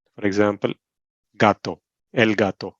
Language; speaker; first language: Spanish; non-native, learner; Malayalam